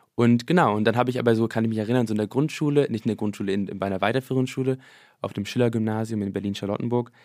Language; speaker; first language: German; early bilingual, other home language; English